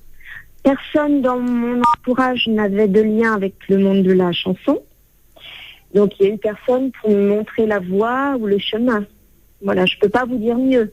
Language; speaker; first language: French; native; French